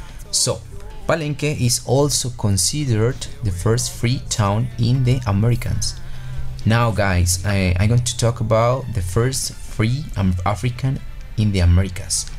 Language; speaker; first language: English; non-native, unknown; Spanish